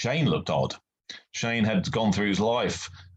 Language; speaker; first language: English; native; English